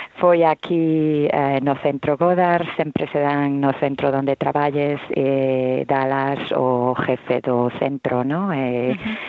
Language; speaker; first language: Galician; non-native, local second language; Spanish